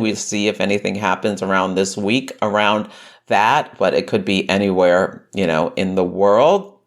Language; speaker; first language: English; native; English